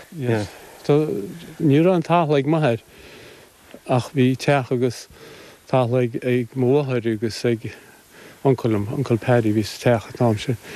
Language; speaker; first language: Irish; native; Irish